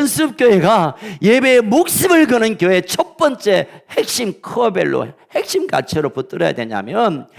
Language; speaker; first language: Korean; native; Korean